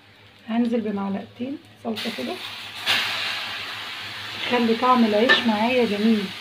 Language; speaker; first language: Arabic; native; Arabic